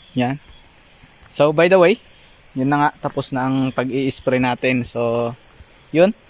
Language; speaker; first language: Filipino; non-native, local second language; Iloko